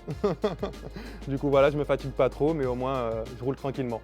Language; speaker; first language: French; native; French